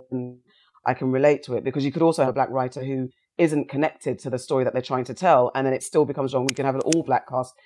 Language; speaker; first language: English; native; English